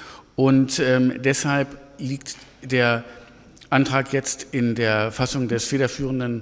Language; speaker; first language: German; native; German